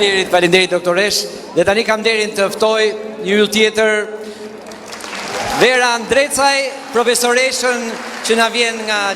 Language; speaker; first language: Albanian; native; Albanian